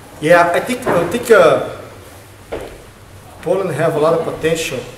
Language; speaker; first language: English; non-native, learner; Portuguese